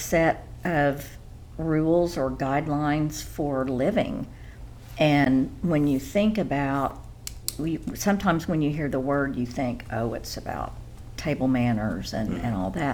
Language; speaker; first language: English; native; English